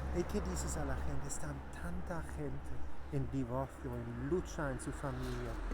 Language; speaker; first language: Spanish; non-native, learner; German